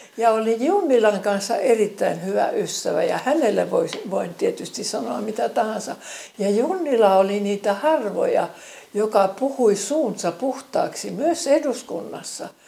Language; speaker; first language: Finnish; early bilingual, other home language; Estonian